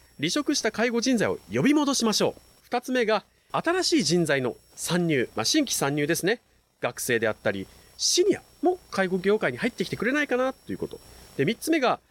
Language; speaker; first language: Japanese; native; Japanese